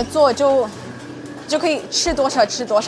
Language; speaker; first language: Chinese; non-native, fluent; English